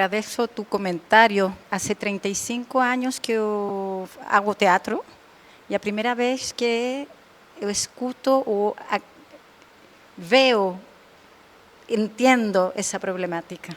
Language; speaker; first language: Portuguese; non-native, fluent; Spanish